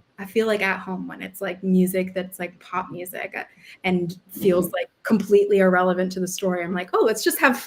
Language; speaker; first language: English; native; English